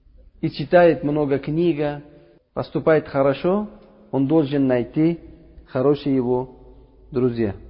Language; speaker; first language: Russian; non-native, learner; Uzbek